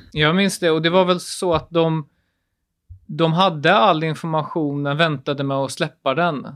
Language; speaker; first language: Swedish; early bilingual, other home language; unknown